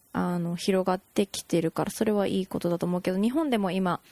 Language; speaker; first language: Japanese; native; Japanese